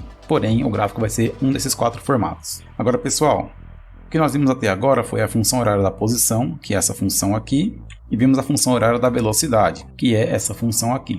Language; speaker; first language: Portuguese; native; Portuguese